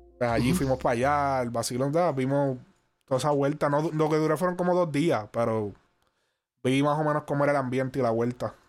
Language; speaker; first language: Spanish; native; Spanish